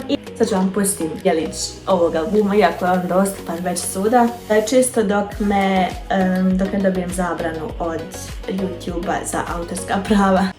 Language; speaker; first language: Bosnian; early bilingual, heritage; Bosnian